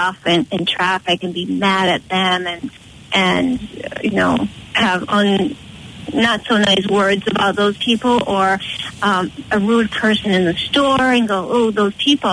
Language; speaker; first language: English; native; English